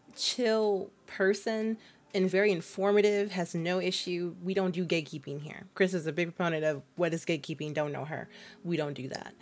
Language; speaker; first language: English; native; English